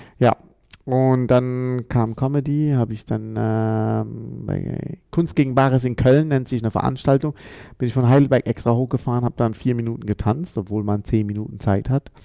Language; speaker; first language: German; early bilingual, other home language; Amharic